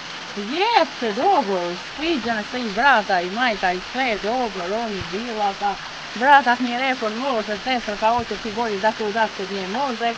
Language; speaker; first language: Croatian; non-native, learner; Albanian